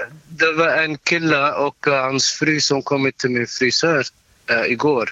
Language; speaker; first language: Swedish; non-native, learner; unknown